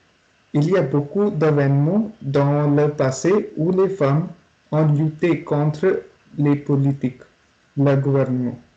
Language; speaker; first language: French; non-native, learner; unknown